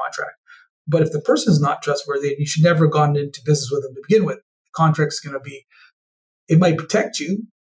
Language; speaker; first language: English; native; English